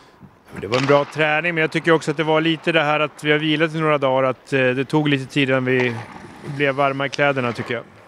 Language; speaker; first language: Swedish; native; Swedish